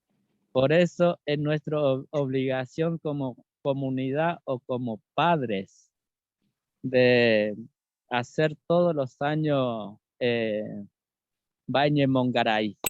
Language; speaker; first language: Spanish; non-native, local second language; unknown